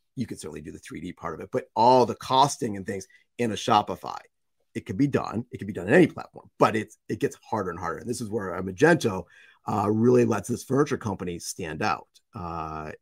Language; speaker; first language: English; native; English